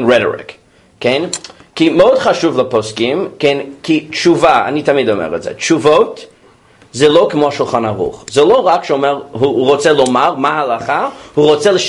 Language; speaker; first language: Hebrew; non-native, fluent; English